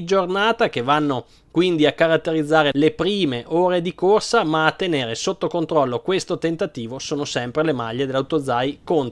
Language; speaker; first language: Italian; native; Italian